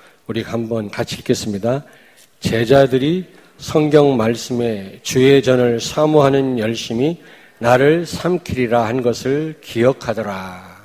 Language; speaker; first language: Korean; native; Korean